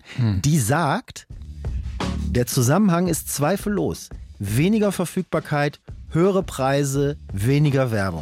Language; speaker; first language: German; native; German